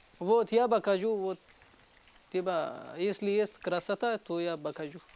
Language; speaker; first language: Russian; non-native, learner; Arabic